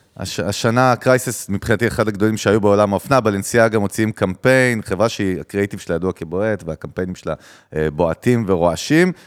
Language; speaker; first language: Hebrew; native; Hebrew